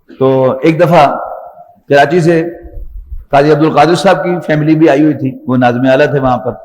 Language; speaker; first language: Urdu; non-native, local second language; Punjabi